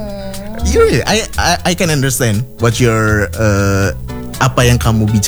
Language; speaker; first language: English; non-native, fluent; Indonesian